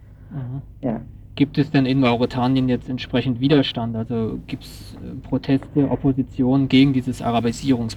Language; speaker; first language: German; native; German